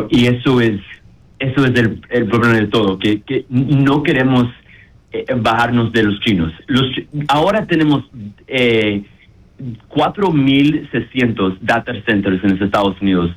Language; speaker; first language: Spanish; early bilingual, heritage; Spanish